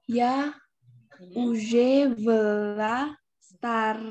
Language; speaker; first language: Russian; non-native, learner; Indonesian